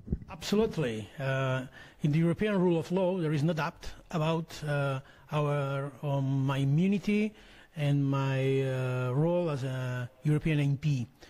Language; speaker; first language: English; non-native, fluent; Catalan